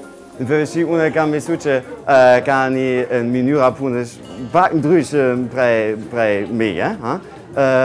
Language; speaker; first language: Albanian; non-native, learner; German